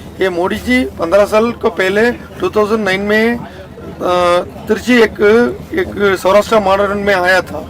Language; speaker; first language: Hindi; non-native, local second language; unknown